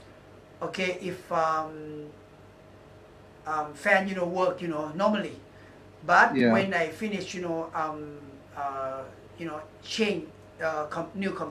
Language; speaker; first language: English; non-native, learner; Thai